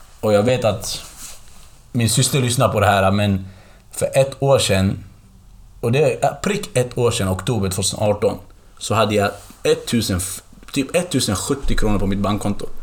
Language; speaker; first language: Swedish; early bilingual, other home language; Kurdish